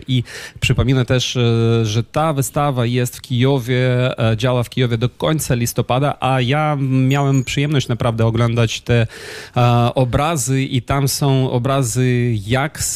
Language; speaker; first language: Polish; non-native, fluent; Ukrainian